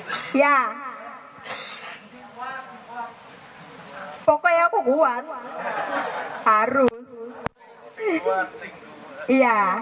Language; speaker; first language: Indonesian; non-native, fluent; Filipino